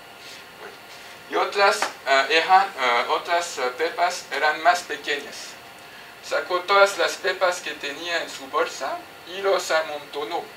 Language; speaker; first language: Spanish; non-native, fluent; French